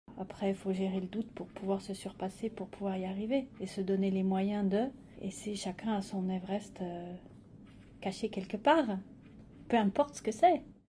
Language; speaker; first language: French; native; French